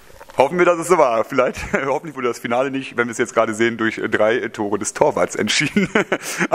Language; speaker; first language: German; native; German